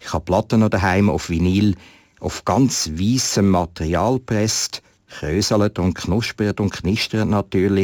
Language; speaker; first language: German; native; German